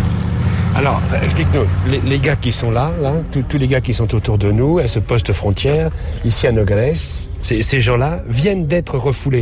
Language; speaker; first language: French; native; French